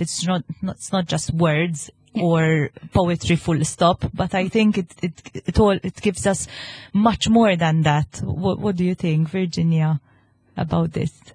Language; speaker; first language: English; non-native, local second language; Maltese